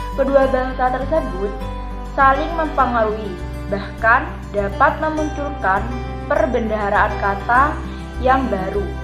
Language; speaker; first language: Indonesian; non-native, local second language; Javanese